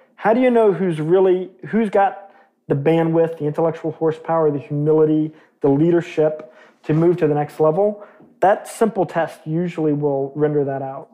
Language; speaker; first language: English; native; English